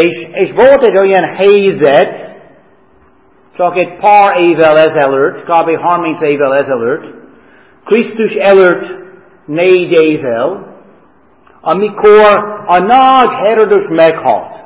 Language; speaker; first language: Hungarian; non-native, fluent; English